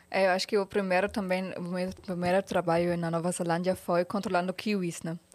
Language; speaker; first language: Portuguese; non-native, fluent; German